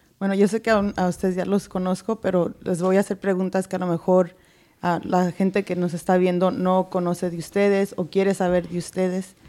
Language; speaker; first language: Spanish; early bilingual, heritage; Spanish